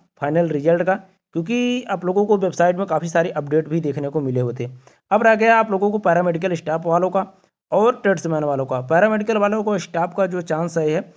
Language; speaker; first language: Hindi; native; Hindi